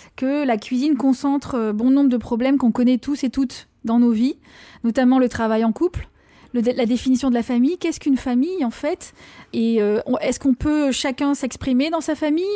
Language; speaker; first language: French; native; French